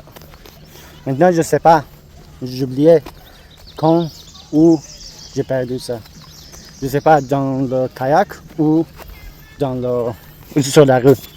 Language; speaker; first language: French; non-native, learner; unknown